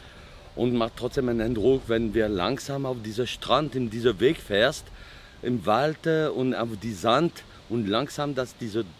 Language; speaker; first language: German; non-native, fluent; French